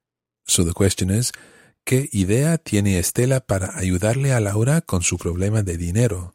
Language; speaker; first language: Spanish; non-native, fluent; English